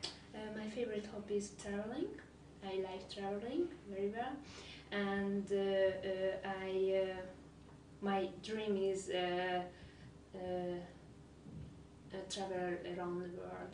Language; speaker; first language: English; non-native, learner; Hungarian